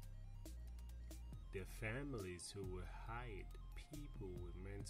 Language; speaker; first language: English; non-native, local second language; Krio